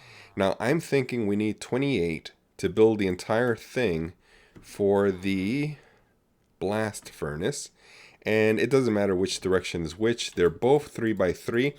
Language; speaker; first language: English; native; English